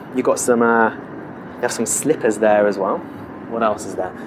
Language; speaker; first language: English; native; English